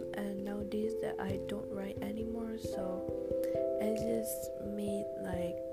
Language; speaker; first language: English; non-native, local second language; Malay